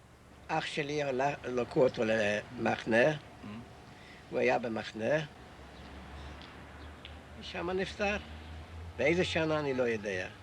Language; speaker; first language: Hebrew; non-native, fluent; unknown